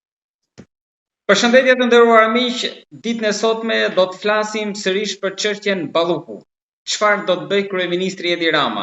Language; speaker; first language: Albanian; native; Albanian